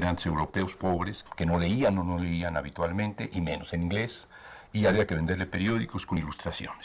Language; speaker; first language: Spanish; native; Spanish